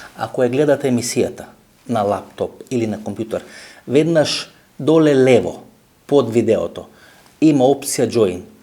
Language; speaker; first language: Macedonian; native; Macedonian